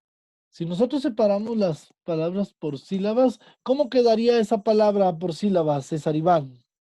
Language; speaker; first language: Spanish; native; Spanish